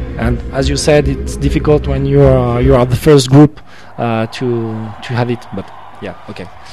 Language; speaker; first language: English; non-native, learner; French